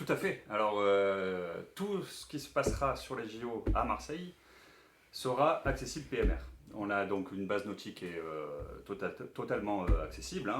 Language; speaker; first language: French; native; French